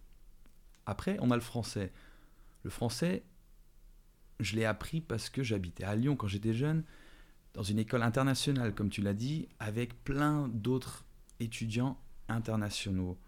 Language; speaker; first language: French; early bilingual, other home language; Dutch